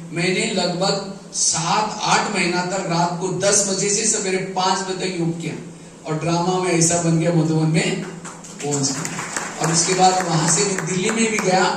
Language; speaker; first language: Hindi; non-native, local second language; Marathi